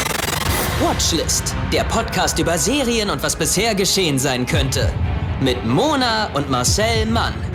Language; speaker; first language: German; native; German